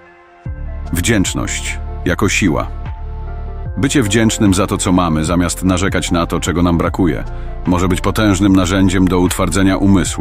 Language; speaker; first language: Polish; native; Polish